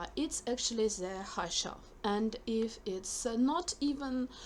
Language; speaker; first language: English; non-native, fluent; Ukrainian